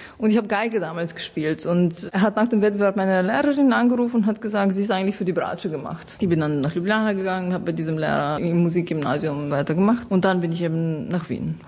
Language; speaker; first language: German; non-native, fluent; Slovenian